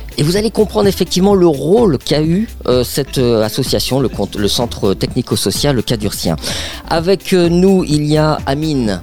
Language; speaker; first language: French; native; French